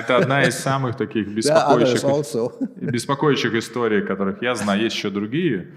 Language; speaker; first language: Russian; native; Russian